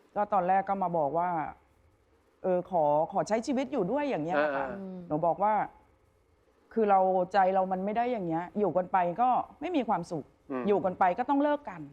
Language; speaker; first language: Thai; native; Thai